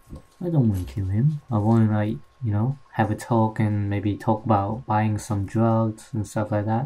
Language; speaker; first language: English; non-native, fluent; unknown